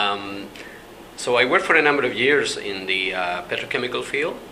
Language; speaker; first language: English; non-native, fluent; Spanish